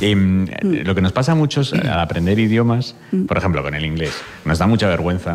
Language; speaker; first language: Spanish; native; Spanish